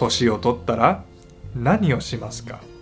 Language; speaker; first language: Japanese; non-native, fluent; Filipino